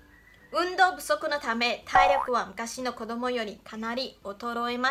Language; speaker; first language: Japanese; non-native, fluent; Chinese